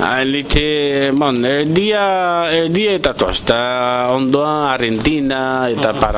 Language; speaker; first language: Basque; non-native, learner; Portuguese